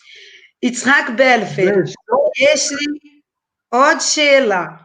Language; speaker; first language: Hebrew; non-native, fluent; Portuguese